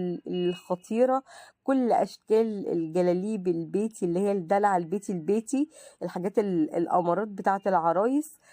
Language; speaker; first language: Arabic; native; Arabic